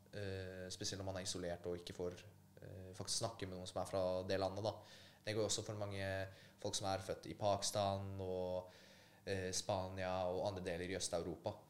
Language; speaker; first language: Norwegian; early bilingual, other home language; Polish